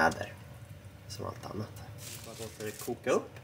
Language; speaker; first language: Swedish; non-native, fluent; Japanese